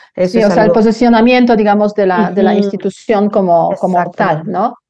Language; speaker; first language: Spanish; non-native, fluent; Polish